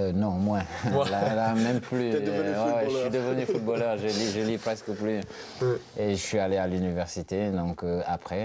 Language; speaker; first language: French; non-native, local second language; Wolof